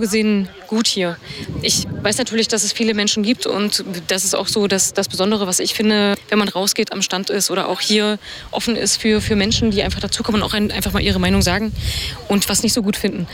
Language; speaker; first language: German; native; German